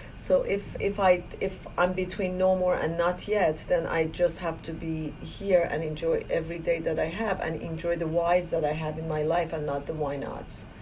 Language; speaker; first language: English; non-native, fluent; Persian